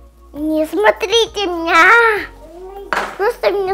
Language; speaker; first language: Russian; non-native, local second language; Kazakh